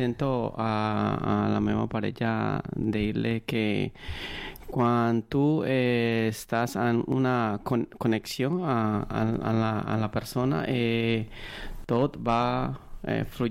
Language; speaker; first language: Catalan; non-native, learner; Spanish